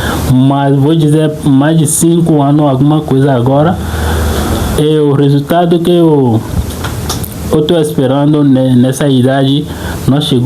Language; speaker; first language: Portuguese; non-native, fluent; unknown